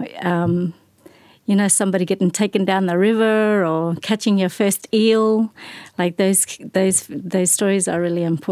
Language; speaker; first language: English; native; English